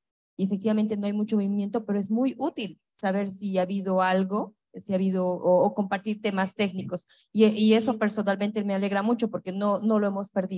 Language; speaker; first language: Spanish; native; Spanish